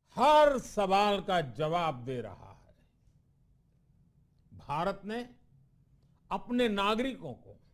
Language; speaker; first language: Hindi; non-native, local second language; Gujarati